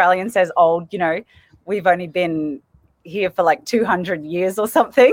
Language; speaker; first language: English; native; English